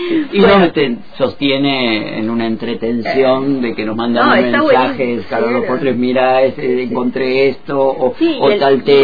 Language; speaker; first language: Spanish; native; Spanish